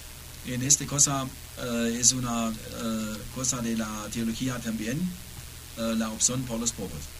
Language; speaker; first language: Spanish; non-native, learner; German